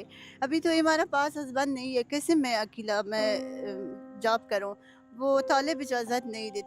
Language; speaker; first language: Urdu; non-native, learner; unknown